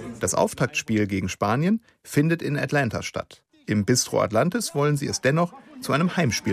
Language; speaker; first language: German; native; German